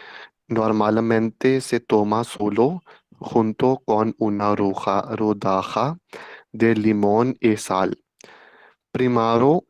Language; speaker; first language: Spanish; non-native, learner; Hindi